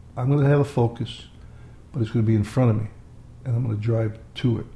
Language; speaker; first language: English; native; English